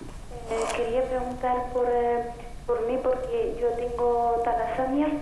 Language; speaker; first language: Spanish; non-native, fluent; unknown